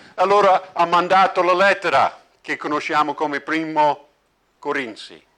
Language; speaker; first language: Italian; non-native, fluent; English